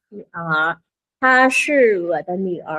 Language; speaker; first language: Chinese; non-native, fluent; Vietnamese